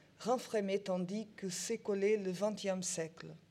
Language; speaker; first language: French; non-native, learner; Portuguese